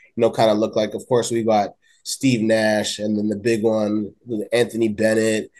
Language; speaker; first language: English; native; English